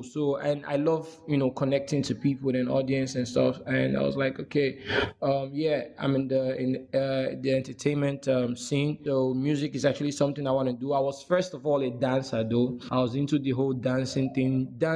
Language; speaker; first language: English; non-native, local second language; Igbo